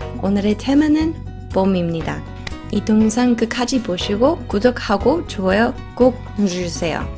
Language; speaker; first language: Korean; non-native, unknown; English